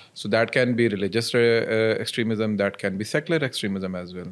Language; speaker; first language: English; non-native, local second language; Urdu